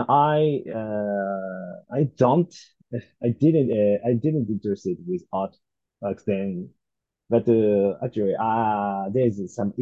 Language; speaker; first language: English; non-native, learner; Japanese